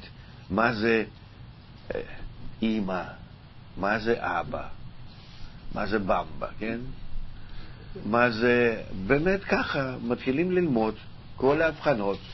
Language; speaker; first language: Hebrew; non-native, fluent; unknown